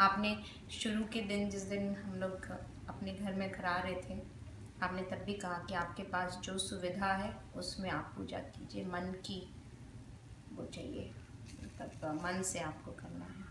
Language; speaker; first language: Hindi; native; Hindi